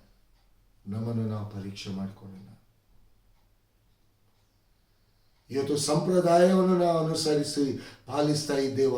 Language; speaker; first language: Kannada; native; Kannada